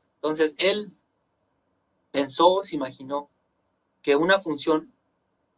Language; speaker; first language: Spanish; native; Spanish